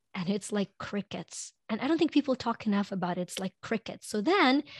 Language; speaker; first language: English; non-native, fluent; Ukrainian